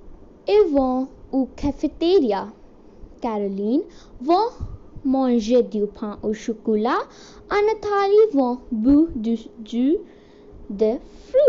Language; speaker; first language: French; non-native, learner; Hindi